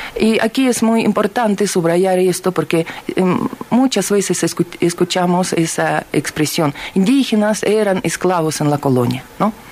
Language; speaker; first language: Spanish; non-native, fluent; Russian